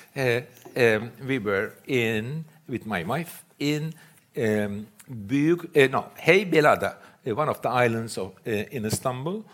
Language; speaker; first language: English; non-native, fluent; Turkish